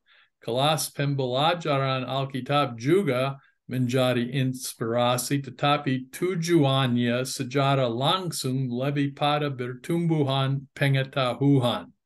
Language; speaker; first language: Indonesian; non-native, fluent; English